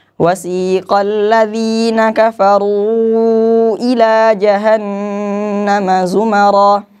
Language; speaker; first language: Arabic; non-native, learner; Indonesian